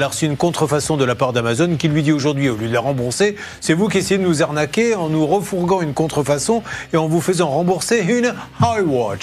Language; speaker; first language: French; native; French